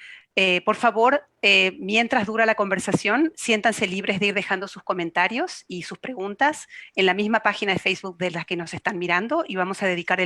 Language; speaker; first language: Spanish; native; Spanish